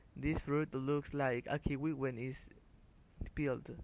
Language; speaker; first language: English; non-native, learner; Spanish